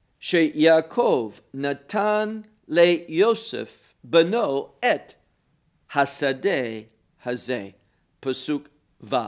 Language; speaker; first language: Hebrew; non-native, fluent; English